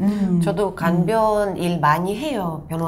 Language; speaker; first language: Korean; non-native, fluent; Russian